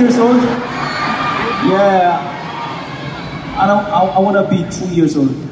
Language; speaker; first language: English; non-native, learner; Korean